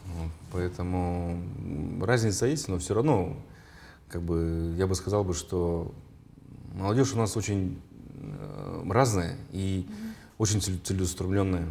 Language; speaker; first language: Russian; non-native, local second language; Yakut